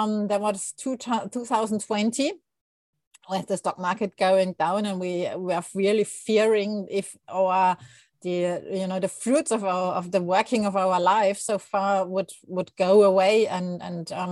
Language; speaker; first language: English; non-native, fluent; German